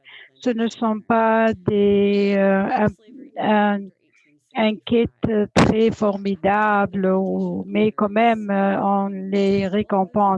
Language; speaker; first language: French; non-native, fluent; English